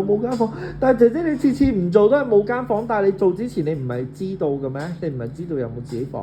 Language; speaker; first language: Cantonese; native; Cantonese